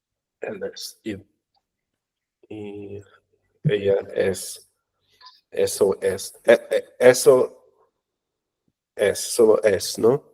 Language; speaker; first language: Spanish; non-native, learner; English